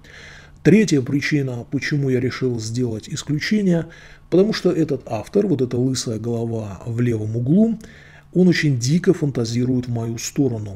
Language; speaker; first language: Russian; native; Russian